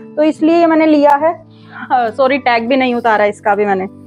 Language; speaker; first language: Hindi; native; Hindi